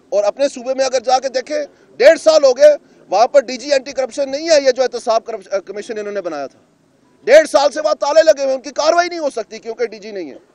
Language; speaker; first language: Urdu; non-native, local second language; Punjabi